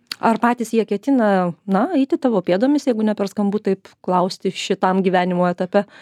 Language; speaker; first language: Lithuanian; native; Lithuanian